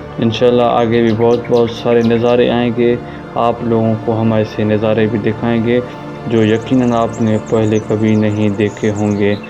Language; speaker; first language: Urdu; non-native, local second language; Sindhi